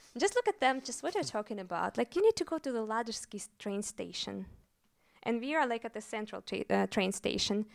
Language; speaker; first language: English; non-native, fluent; Russian